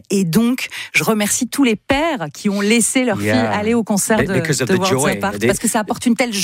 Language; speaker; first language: French; native; French